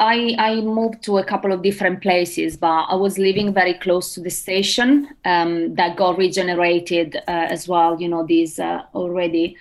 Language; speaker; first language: English; non-native, fluent; Italian